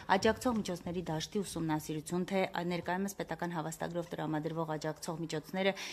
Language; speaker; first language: Armenian; native; Armenian